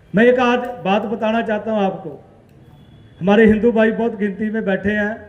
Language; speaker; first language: Hindi; non-native, local second language; Punjabi